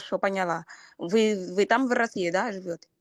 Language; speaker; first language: Russian; non-native, learner; Portuguese